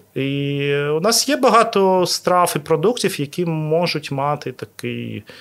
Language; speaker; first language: Ukrainian; non-native, local second language; Russian